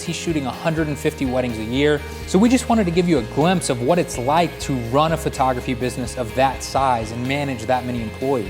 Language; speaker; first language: English; native; English